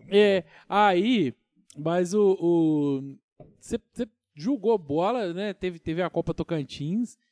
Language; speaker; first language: Portuguese; native; Portuguese